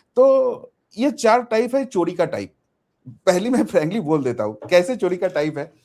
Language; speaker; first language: Hindi; non-native, local second language; Bangla